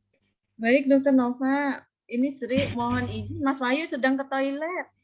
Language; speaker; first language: Indonesian; native; Indonesian